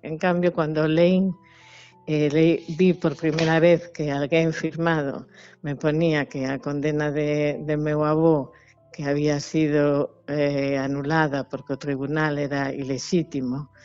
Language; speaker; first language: Spanish; non-native, local second language; Galician